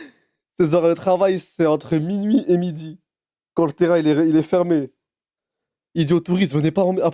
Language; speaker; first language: French; native; French